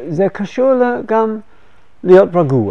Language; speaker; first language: Hebrew; non-native, fluent; English